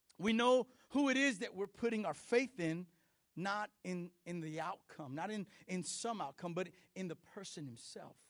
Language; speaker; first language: English; native; English